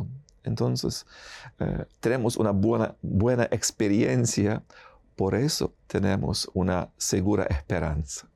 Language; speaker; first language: Spanish; non-native, fluent; Ukrainian